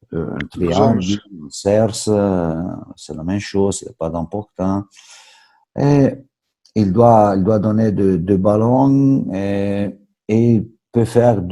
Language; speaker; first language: French; non-native, fluent; Italian